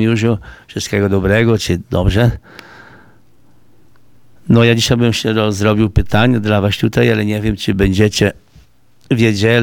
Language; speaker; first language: Polish; early bilingual, heritage; Portuguese